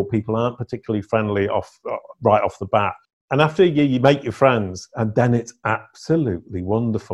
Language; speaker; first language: English; native; English